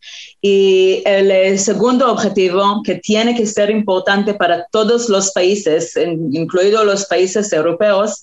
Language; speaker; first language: Spanish; non-native, fluent; Hebrew